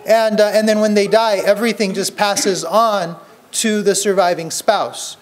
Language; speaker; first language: English; native; English